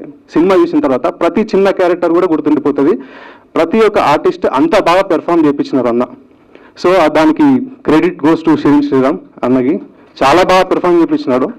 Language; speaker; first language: Telugu; native; Telugu